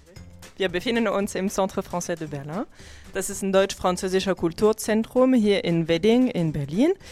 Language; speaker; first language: German; non-native, fluent; French